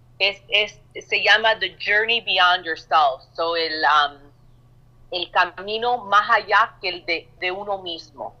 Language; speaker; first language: Spanish; early bilingual, heritage; Spanish